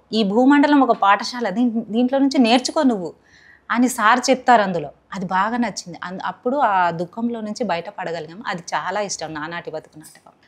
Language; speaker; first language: Telugu; non-native, local second language; Hindi